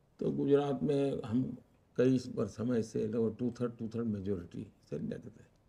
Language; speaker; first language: Hindi; non-native, local second language; Gujarati